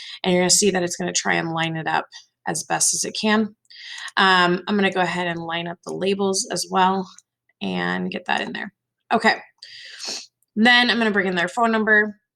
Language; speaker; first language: English; native; English